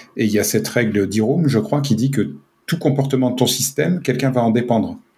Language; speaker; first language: French; native; French